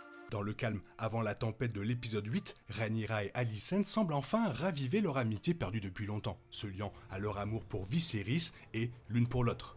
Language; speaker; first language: French; native; French